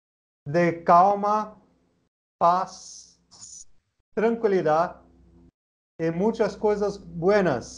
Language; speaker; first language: Spanish; non-native, learner; Portuguese